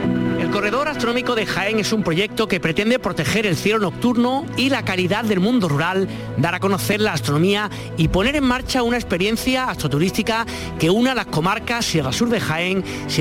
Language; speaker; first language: Spanish; native; Spanish